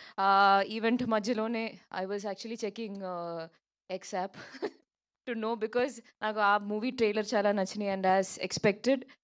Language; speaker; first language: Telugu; non-native, local second language; Malayalam